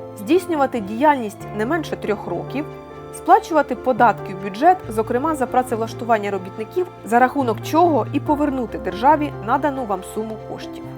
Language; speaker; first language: Ukrainian; native; Ukrainian